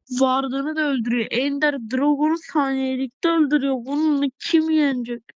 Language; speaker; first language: Turkish; native; Turkish